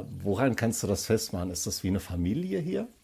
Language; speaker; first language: German; native; German